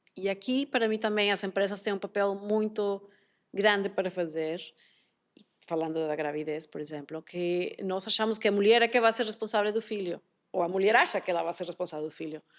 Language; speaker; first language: Portuguese; non-native, fluent; Spanish